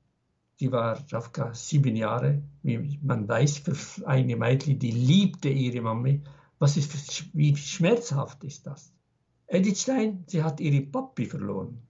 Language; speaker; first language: German; non-native, fluent; Arabic